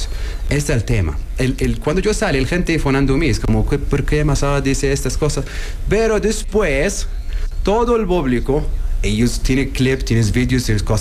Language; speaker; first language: Spanish; non-native, learner; Arabic